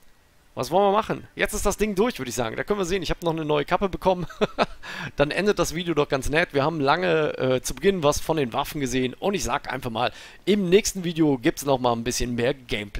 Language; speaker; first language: German; native; German